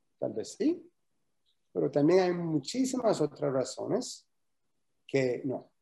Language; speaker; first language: Spanish; early bilingual, heritage; Spanish